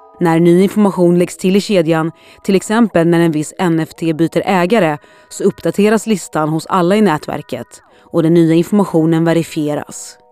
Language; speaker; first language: Swedish; native; Swedish